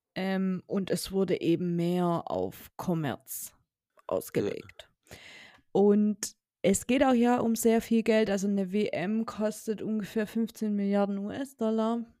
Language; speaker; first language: German; native; German